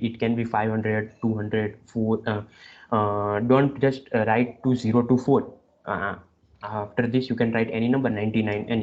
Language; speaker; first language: English; non-native, local second language; Gujarati